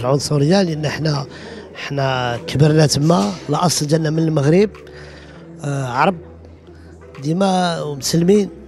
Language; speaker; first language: Arabic; early bilingual, heritage; Arabic